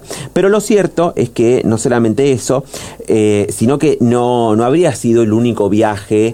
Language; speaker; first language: Spanish; native; Spanish